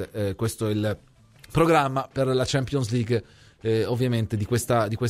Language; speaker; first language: Italian; native; Italian